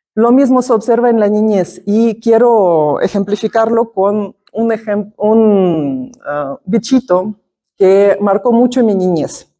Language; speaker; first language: Spanish; non-native, fluent; Russian